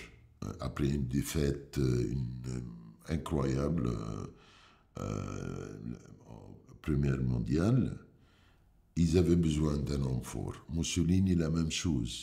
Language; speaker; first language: French; non-native, fluent; Arabic